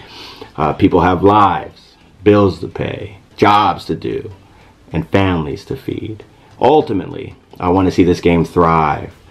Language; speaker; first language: English; native; English